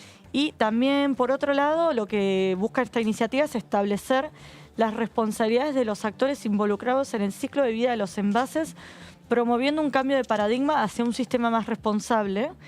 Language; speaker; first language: Spanish; native; Spanish